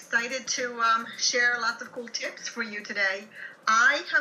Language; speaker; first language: English; non-native, fluent; Ukrainian